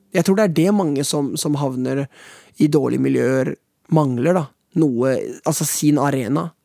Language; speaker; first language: Norwegian; native; Norwegian